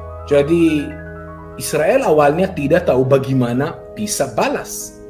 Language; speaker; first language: Indonesian; non-native, fluent; Hebrew